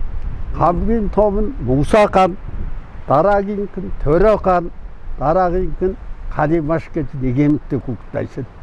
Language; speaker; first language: Mongolian; non-native, local second language; Kazakh